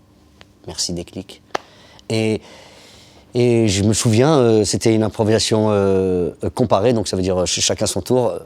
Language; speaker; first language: French; early bilingual, other home language; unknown